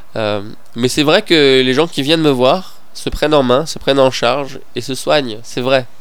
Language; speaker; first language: French; non-native, fluent; Persian